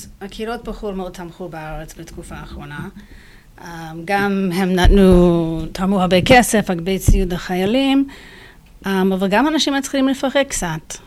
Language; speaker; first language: Hebrew; non-native, fluent; English